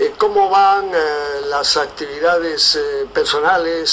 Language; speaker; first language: Spanish; native; Spanish